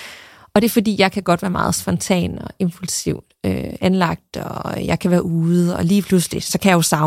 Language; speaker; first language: Danish; native; Danish